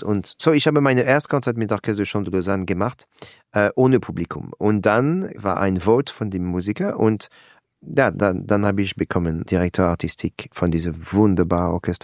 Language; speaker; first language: German; non-native, learner; French